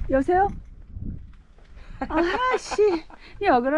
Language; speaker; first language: Korean; native; Korean